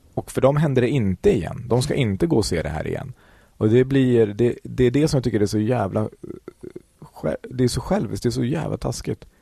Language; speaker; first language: Swedish; early bilingual, other home language; Kurdish